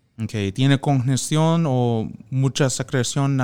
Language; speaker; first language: Spanish; non-native, fluent; English